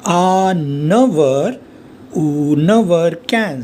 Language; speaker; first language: French; non-native, fluent; Hindi